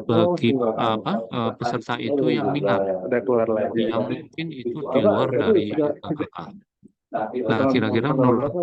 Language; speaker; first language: Indonesian; native; Indonesian